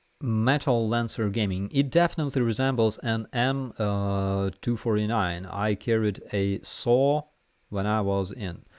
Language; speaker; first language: English; non-native, fluent; Ukrainian